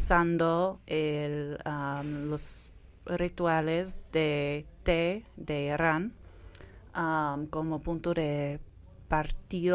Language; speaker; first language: Spanish; non-native, fluent; English